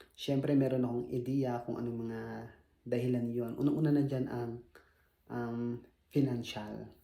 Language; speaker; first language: Filipino; native; Filipino